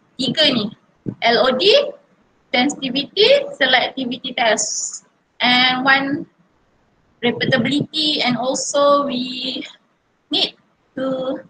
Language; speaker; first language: English; non-native, local second language; Malay